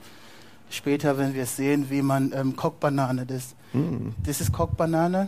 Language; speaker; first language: German; non-native, fluent; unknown